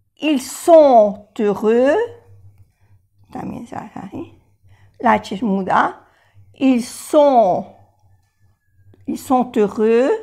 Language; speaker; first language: French; non-native, fluent; Spanish